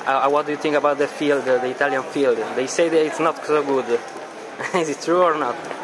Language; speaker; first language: English; non-native, fluent; Italian